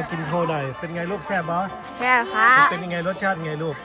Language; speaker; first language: Thai; native; Thai